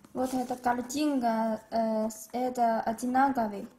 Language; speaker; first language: Russian; non-native, learner; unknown